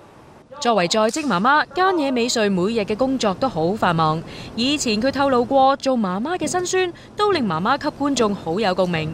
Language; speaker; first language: Chinese; native; Chinese